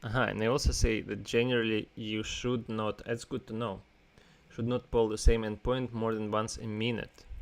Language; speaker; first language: English; non-native, fluent; Russian